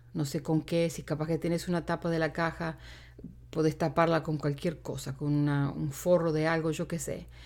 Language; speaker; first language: Spanish; native; Spanish